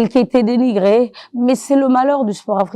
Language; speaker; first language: French; non-native, local second language; Wolof